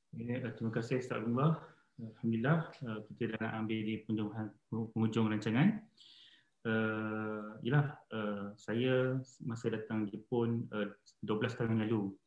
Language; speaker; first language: Malay; native; Malay